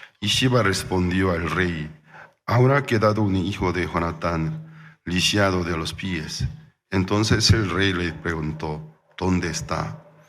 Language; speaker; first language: Spanish; non-native, fluent; Korean